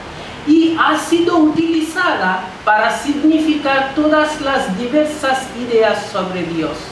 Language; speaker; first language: Spanish; non-native, fluent; Bangla